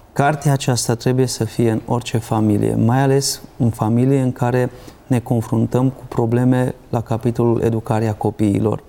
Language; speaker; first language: Romanian; non-native, local second language; Hungarian